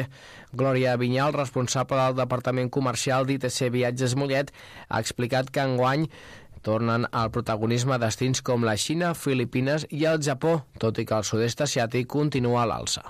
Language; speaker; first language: Catalan; native; Catalan